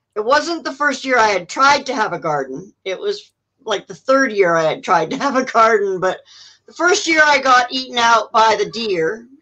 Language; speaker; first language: English; native; English